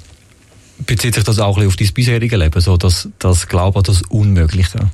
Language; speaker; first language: German; native; German